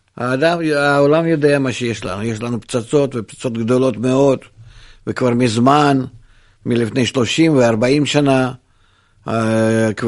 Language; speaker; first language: Hebrew; non-native, fluent; Russian